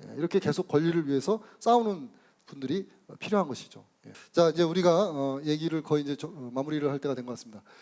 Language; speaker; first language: Korean; native; Korean